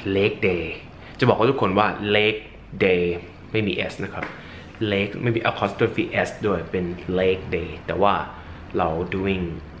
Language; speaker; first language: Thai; native; Thai